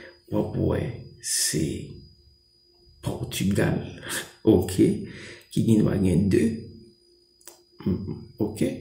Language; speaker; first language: French; non-native, local second language; Haitian Creole